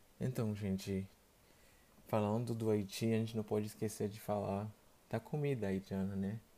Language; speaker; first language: Portuguese; non-native, fluent; Haitian Creole